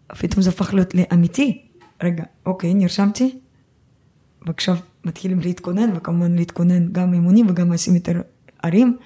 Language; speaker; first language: Hebrew; early bilingual, other home language; Russian